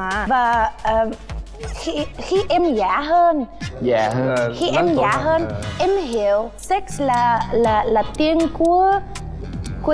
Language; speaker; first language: Vietnamese; non-native, learner; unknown